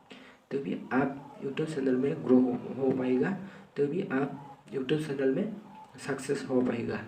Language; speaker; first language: Hindi; non-native, local second language; Bodo